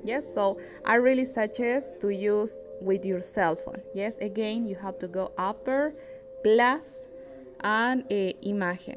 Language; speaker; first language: English; non-native, learner; Spanish